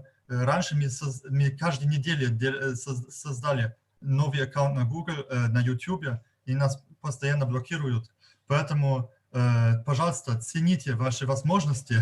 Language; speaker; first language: Russian; non-native, fluent; German